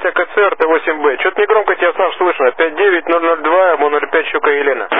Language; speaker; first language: Russian; native; Russian